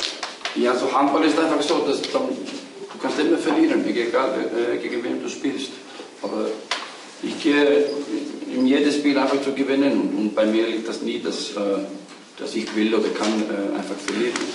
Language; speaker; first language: German; non-native, fluent; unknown